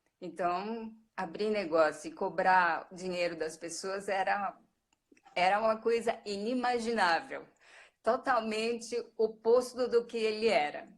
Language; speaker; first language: Portuguese; early bilingual, other home language; Japanese